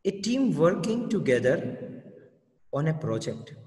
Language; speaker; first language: English; non-native, local second language; Gujarati